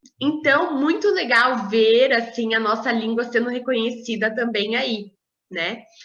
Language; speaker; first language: Portuguese; native; Portuguese